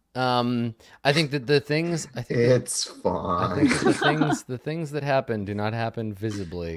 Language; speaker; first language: English; native; English